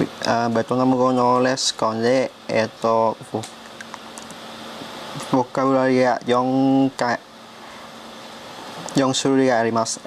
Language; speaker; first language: Japanese; non-native, learner; Vietnamese